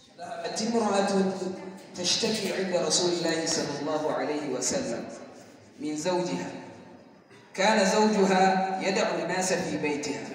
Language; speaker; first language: Arabic; non-native, learner; Hausa